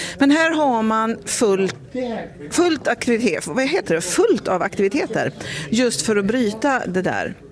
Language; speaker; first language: Swedish; native; Swedish